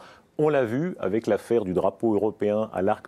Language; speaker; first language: French; native; French